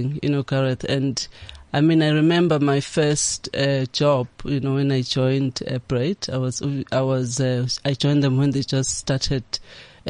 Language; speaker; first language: English; non-native, local second language; Zulu